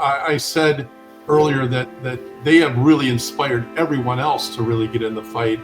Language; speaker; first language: English; native; English